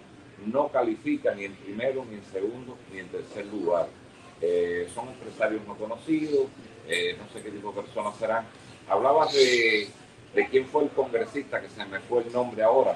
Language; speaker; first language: Spanish; native; Spanish